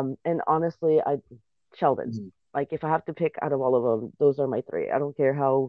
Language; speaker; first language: English; non-native, fluent; Spanish